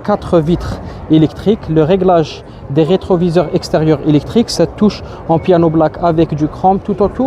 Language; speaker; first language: French; native; French